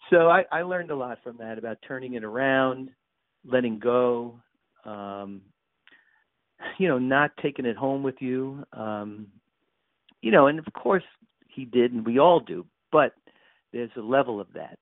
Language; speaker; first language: English; native; English